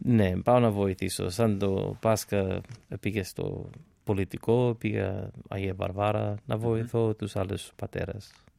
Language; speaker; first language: Greek; non-native, fluent; English